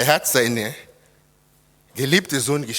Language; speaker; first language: German; non-native, fluent; Lingala